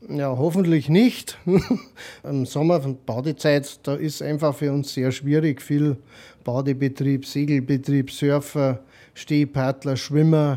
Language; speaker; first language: German; native; German